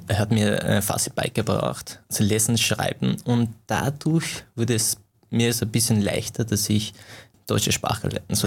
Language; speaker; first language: German; non-native, fluent; Persian